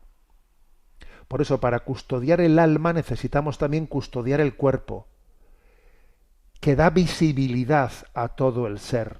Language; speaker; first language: Spanish; native; Spanish